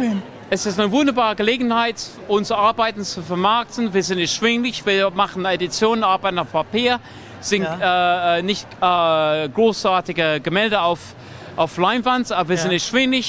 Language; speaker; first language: German; non-native, fluent; English